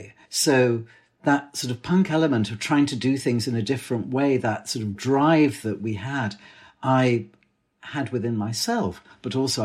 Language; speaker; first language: English; native; English